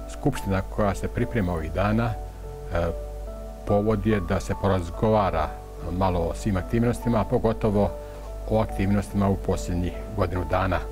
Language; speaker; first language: Croatian; native; Croatian